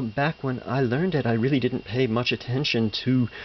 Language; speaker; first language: English; native; English